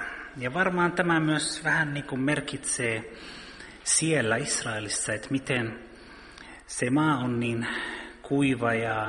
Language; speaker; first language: Finnish; early bilingual, heritage; Finnish